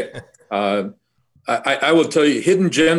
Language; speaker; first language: English; native; English